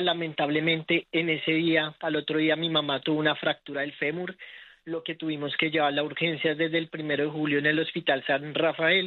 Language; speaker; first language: Spanish; native; Spanish